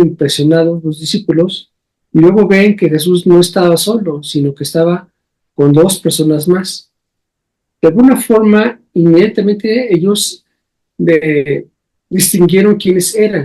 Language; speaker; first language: Spanish; native; Spanish